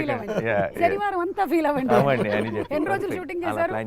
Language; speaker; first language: Telugu; native; Telugu